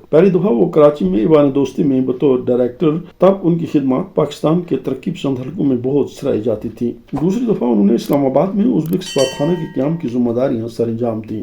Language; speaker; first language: Urdu; native; Urdu